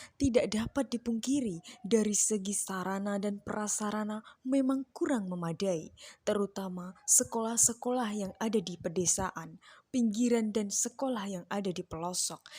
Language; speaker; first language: Indonesian; native; Indonesian